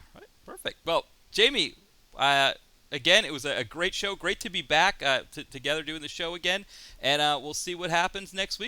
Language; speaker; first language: English; native; English